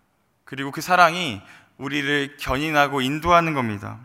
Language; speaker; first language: Korean; native; Korean